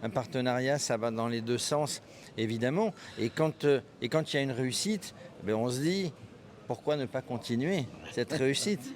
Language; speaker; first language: French; native; French